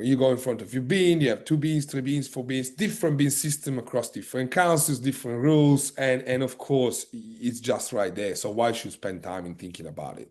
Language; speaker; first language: English; non-native, fluent; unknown